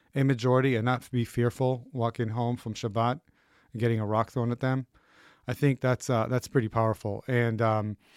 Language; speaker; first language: English; early bilingual, other home language; Hebrew